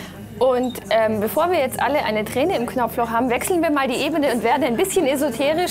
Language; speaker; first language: German; native; German